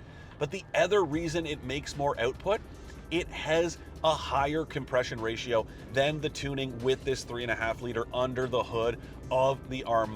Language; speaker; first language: English; native; English